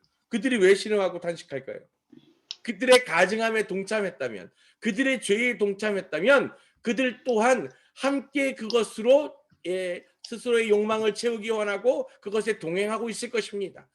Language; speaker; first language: Korean; native; Korean